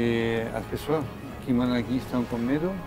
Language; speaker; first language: Portuguese; non-native, fluent; Spanish